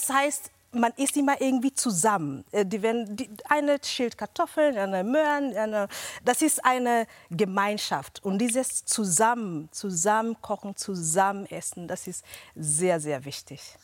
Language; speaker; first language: German; non-native, fluent; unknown